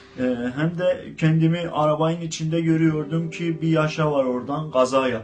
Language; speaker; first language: Turkish; non-native, fluent; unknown